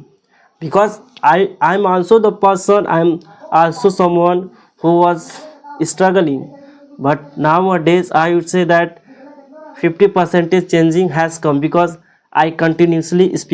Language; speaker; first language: English; non-native, local second language; Hindi